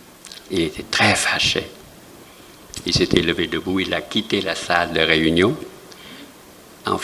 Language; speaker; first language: French; non-native, fluent; Vietnamese